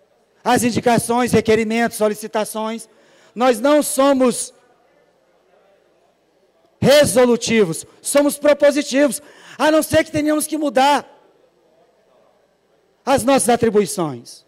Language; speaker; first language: Portuguese; native; Portuguese